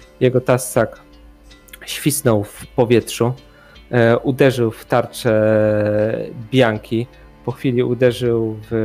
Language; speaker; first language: Polish; native; Polish